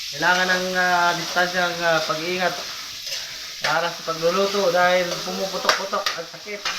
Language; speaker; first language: Filipino; native; Filipino